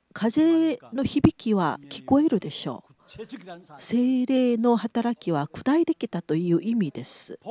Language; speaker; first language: Japanese; non-native, fluent; Korean